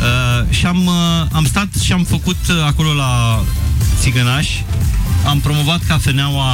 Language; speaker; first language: Romanian; native; Romanian